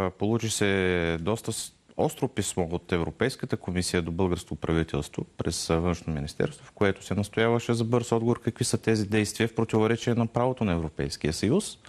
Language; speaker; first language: Bulgarian; non-native, local second language; Turkish